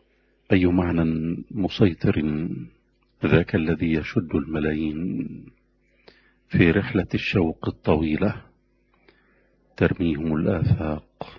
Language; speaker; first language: Arabic; native; Arabic